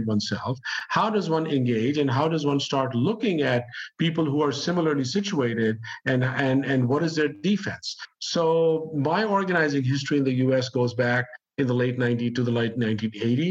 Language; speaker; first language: English; non-native, local second language; Urdu